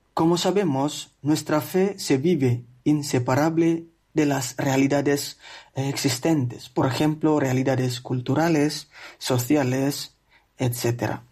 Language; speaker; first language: Spanish; non-native, fluent; Indonesian